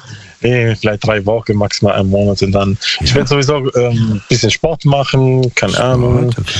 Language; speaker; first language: German; non-native, learner; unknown